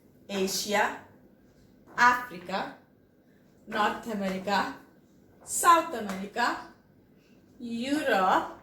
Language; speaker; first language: English; non-native, local second language; Telugu